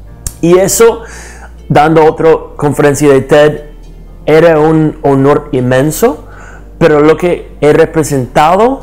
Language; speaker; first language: Spanish; non-native, learner; English